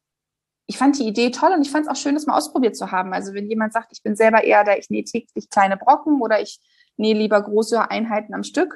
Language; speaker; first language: German; native; German